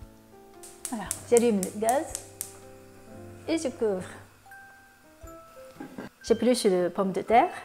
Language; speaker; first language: French; non-native, fluent; Japanese